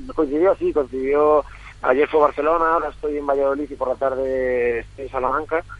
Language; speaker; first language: Spanish; native; Spanish